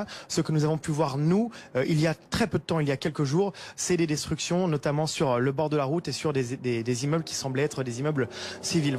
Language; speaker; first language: French; native; French